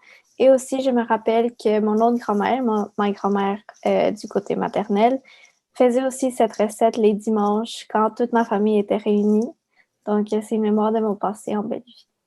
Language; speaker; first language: French; early bilingual, other home language; Spanish